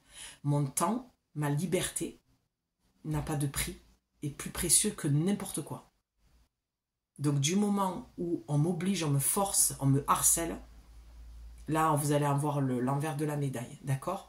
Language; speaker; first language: French; native; French